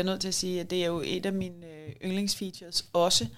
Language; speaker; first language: Danish; native; Danish